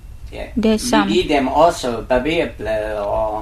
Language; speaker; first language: Danish; non-native, learner; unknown